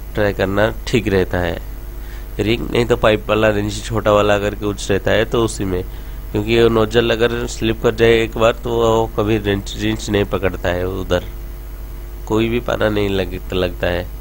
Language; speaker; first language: Hindi; non-native, local second language; Odia